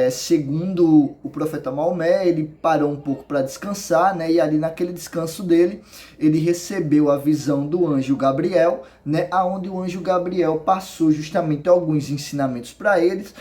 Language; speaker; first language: Portuguese; native; Portuguese